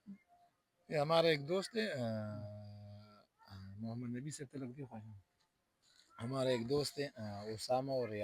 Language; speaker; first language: Hindi; non-native, local second language; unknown